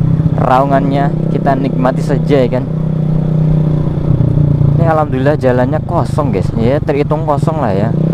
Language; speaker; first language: Indonesian; non-native, local second language; Javanese